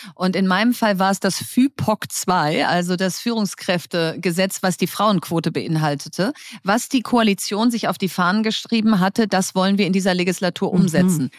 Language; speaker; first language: German; native; German